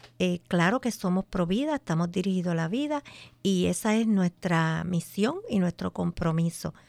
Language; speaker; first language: Spanish; native; Spanish